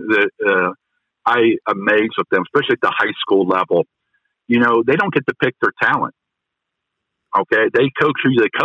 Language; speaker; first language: English; native; English